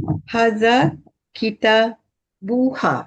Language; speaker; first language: Arabic; non-native, learner; Malay